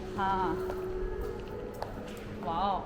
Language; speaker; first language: Hindi; non-native, fluent; Chinese